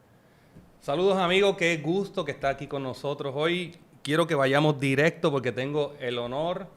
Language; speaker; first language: Spanish; native; Spanish